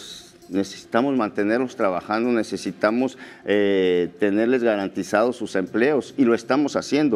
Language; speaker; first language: Spanish; native; Spanish